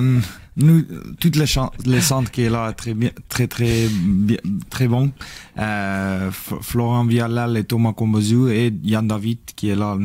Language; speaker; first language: French; non-native, learner; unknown